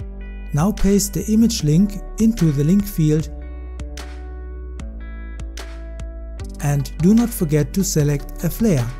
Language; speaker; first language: English; non-native, fluent; German